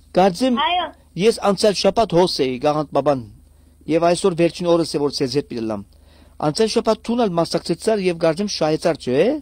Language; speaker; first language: Armenian; early bilingual, heritage; Armenian